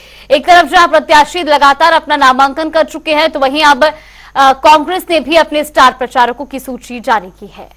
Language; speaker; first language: Hindi; native; Hindi